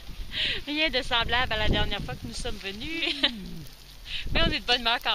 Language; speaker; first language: French; native; French